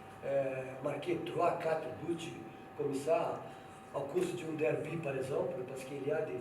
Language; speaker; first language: French; non-native, fluent; Portuguese